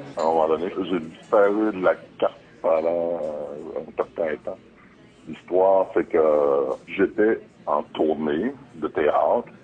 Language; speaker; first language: French; native; French